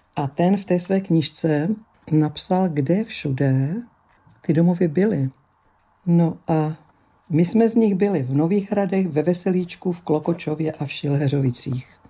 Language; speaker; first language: Czech; early bilingual, other home language; Greek